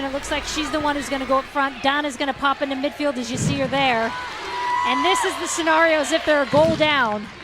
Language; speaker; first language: English; native; English